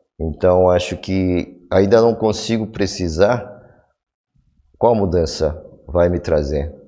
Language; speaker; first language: Portuguese; early bilingual, other home language; Korean